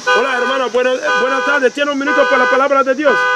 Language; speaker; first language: Spanish; non-native, learner; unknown